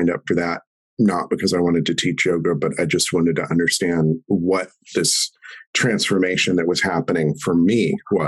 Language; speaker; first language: English; native; English